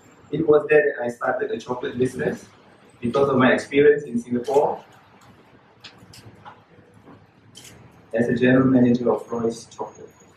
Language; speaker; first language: English; non-native, local second language; Malay